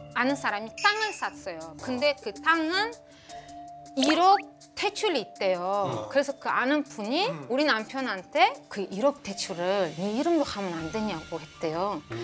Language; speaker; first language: Korean; non-native, fluent; Uzbek